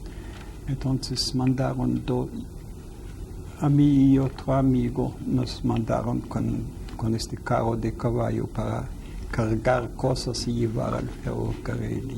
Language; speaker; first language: Spanish; non-native, fluent; Yiddish